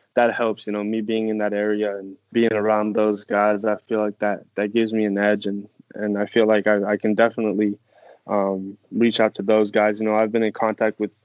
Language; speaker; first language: English; non-native, fluent; French